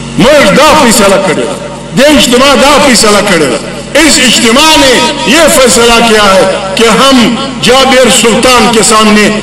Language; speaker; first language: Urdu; non-native, local second language; Pashto